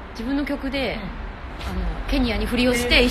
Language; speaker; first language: Japanese; native; Japanese